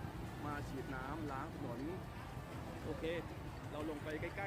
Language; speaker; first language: Thai; native; Thai